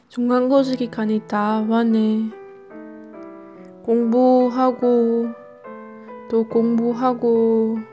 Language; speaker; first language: Korean; non-native, learner; Dutch